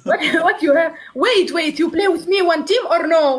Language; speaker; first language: English; non-native, learner; Arabic